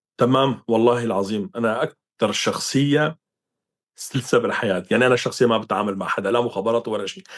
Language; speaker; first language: Arabic; non-native, local second language; Kurdish